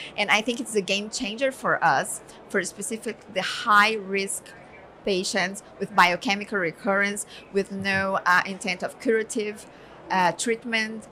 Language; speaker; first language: English; non-native, fluent; Portuguese